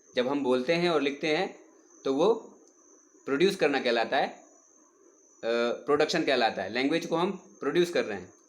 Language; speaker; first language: Hindi; native; Hindi